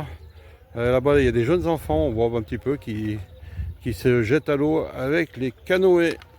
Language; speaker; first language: French; native; French